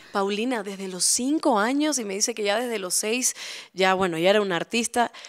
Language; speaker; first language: Spanish; native; Spanish